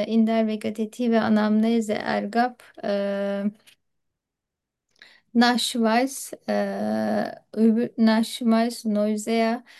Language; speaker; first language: German; non-native, learner; Turkish